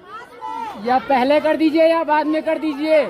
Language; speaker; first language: Hindi; native; Hindi